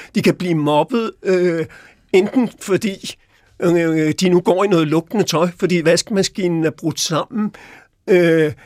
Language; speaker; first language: Danish; native; Danish